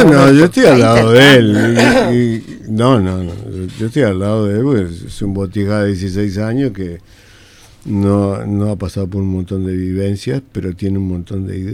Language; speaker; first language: Spanish; native; Spanish